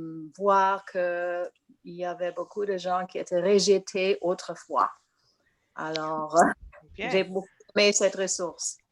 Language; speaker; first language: French; non-native, local second language; English